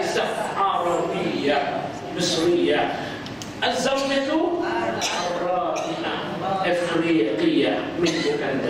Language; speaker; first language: Arabic; non-native, fluent; Malay